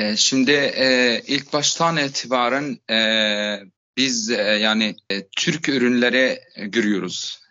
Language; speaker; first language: Turkish; non-native, fluent; Arabic